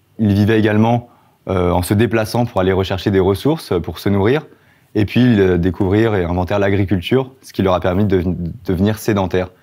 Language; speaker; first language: French; native; French